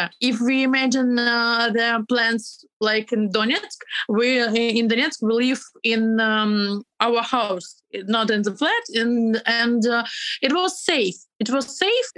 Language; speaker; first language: English; non-native, learner; Ukrainian